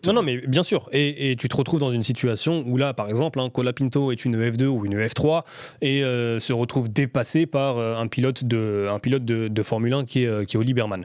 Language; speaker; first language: French; native; French